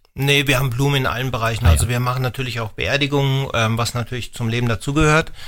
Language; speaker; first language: German; native; German